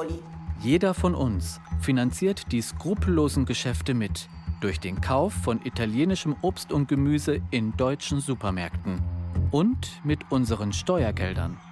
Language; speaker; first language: German; native; German